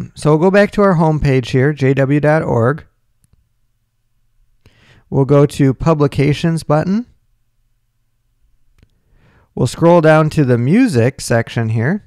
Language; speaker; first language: English; native; English